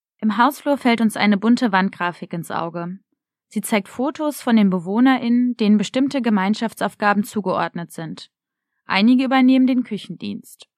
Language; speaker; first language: German; native; German